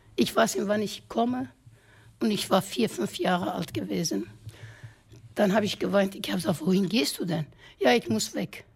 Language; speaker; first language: German; non-native, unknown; Kurdish